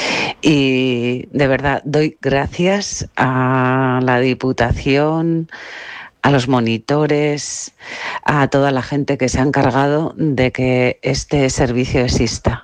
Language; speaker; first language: Spanish; native; Spanish